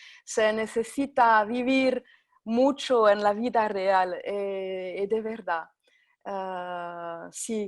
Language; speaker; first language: Spanish; non-native, fluent; French